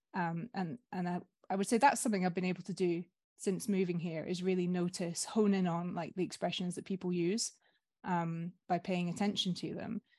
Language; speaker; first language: English; native; English